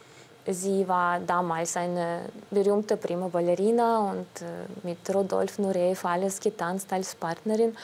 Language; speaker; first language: German; non-native, fluent; Russian